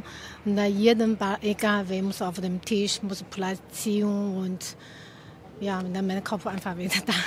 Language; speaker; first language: German; non-native, fluent; Chinese